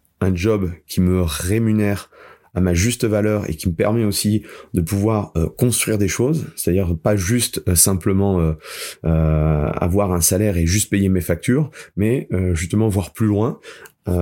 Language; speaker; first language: French; native; French